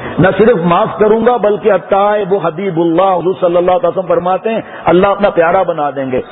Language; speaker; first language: Urdu; non-native, local second language; Pashto